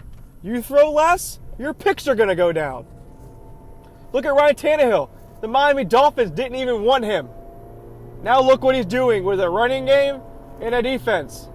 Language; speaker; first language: English; native; English